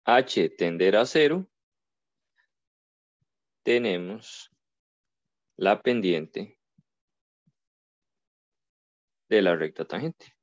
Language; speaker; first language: Spanish; native; Spanish